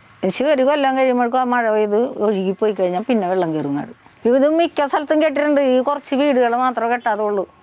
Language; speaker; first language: Malayalam; native; Malayalam